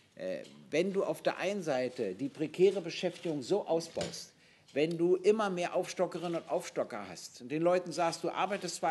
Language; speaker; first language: German; native; German